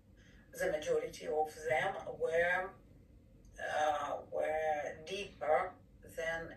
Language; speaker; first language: English; non-native, fluent; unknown